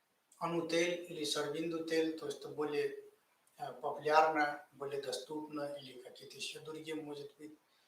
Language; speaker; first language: Russian; non-native, fluent; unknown